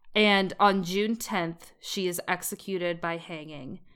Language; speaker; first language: English; native; English